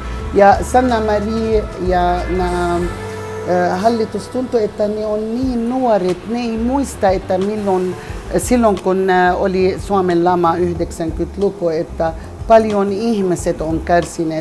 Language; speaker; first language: Finnish; non-native, fluent; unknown